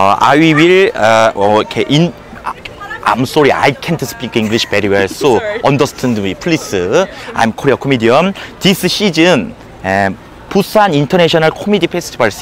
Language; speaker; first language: English; non-native, learner; Korean